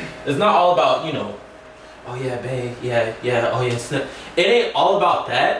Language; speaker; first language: English; native; English